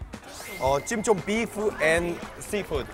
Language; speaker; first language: Korean; native; Korean